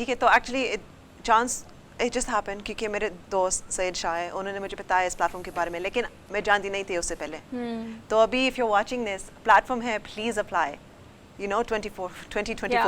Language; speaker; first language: Hindi; early bilingual, heritage; English